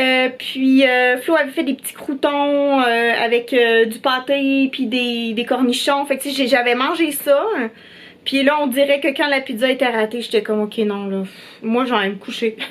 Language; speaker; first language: French; native; French